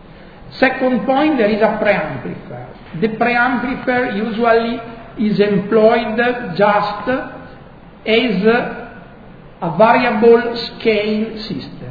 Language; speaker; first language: English; non-native, fluent; Italian